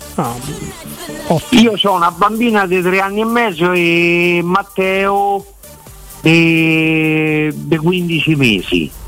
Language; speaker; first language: Italian; native; Italian